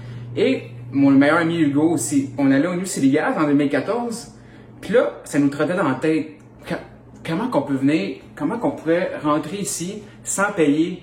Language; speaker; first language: French; native; French